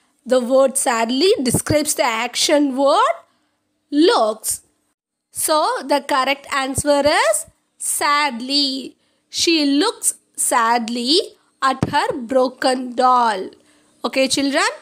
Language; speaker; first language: English; non-native, local second language; Tamil